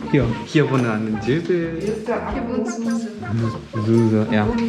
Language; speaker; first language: German; non-native, learner; Korean